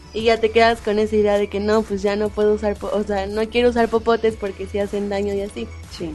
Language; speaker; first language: Spanish; native; Spanish